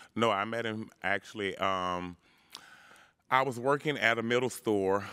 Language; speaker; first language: English; native; English